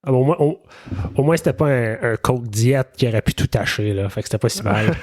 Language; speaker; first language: French; native; French